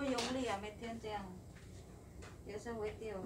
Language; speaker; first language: Chinese; non-native, learner; Indonesian